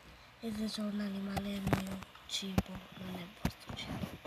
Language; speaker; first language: Italian; early bilingual, other home language; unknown